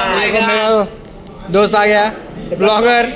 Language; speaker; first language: Hindi; non-native, local second language; Marathi